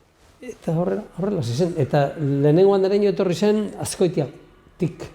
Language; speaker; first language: Basque; non-native, local second language; Spanish